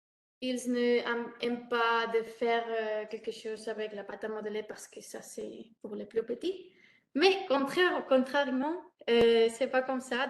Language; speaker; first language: French; non-native, learner; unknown